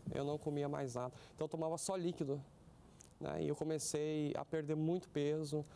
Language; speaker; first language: Portuguese; native; Portuguese